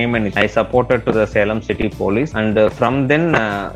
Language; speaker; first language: English; non-native, local second language; Tamil